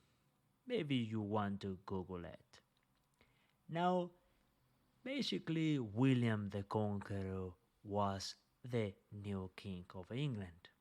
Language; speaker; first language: English; non-native, fluent; Spanish